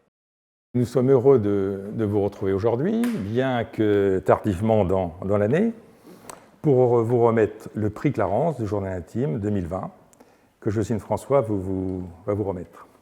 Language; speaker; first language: French; native; French